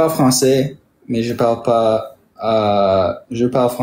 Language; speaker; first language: French; non-native, learner; English